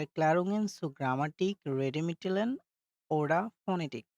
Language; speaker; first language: German; non-native, fluent; Bangla